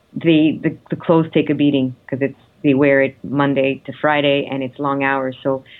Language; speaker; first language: English; non-native, fluent; Italian